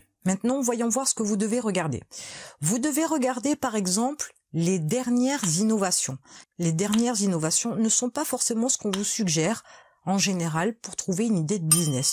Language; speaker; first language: French; native; French